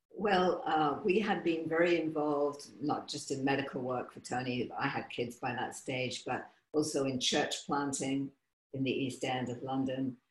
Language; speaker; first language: English; native; English